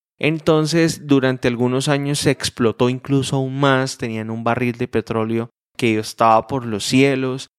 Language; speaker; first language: Spanish; native; Spanish